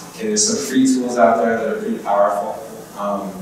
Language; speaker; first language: English; native; English